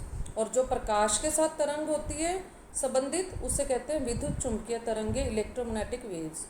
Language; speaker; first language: Hindi; native; Hindi